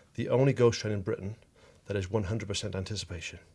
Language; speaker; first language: English; native; English